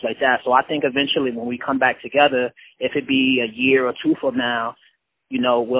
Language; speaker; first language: English; native; English